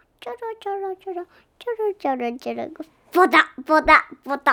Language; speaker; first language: Japanese; early bilingual, heritage; Japanese